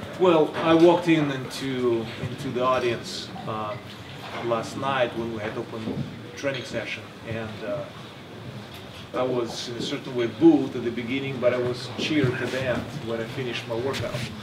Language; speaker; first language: English; non-native, fluent; Russian